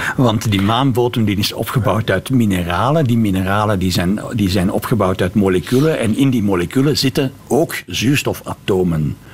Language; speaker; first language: Dutch; native; Dutch